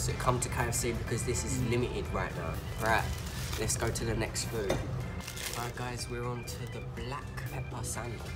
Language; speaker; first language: English; native; English